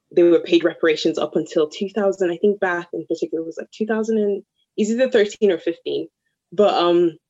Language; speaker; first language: English; early bilingual, other home language; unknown